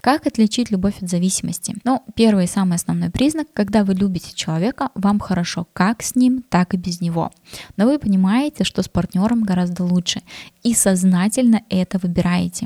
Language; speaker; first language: Russian; native; Russian